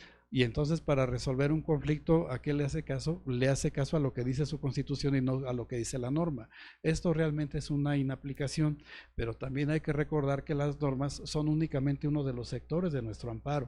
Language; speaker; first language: Spanish; native; Spanish